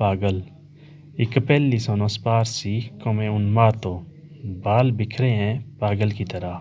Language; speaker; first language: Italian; non-native, learner; Urdu